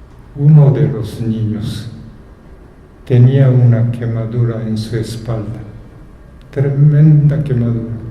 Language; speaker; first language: Spanish; non-native, fluent; Japanese